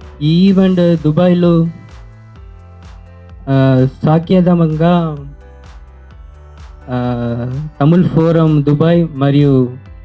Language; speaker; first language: Telugu; non-native, learner; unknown